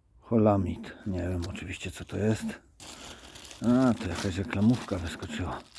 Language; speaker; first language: Polish; native; Polish